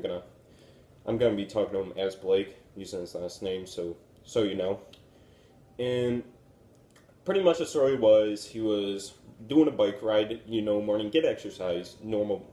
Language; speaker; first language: English; native; English